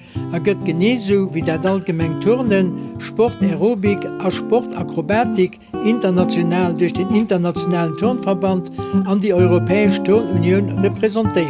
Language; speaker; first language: German; non-native, local second language; Luxembourgish